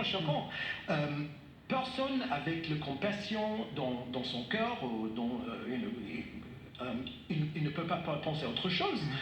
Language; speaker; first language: French; non-native, fluent; English